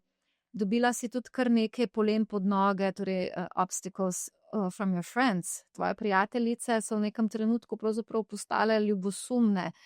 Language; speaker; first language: Slovenian; native; Slovenian